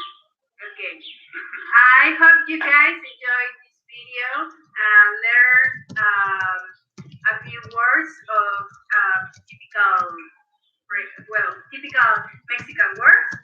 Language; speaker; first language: English; non-native, learner; Spanish